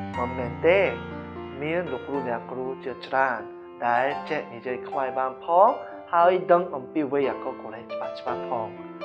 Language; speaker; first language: Khmer; non-native, fluent; Korean